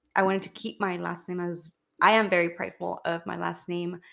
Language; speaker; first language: English; early bilingual, other home language; Spanish